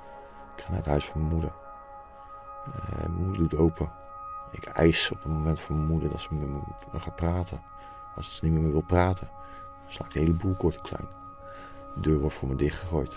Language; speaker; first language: Dutch; native; Dutch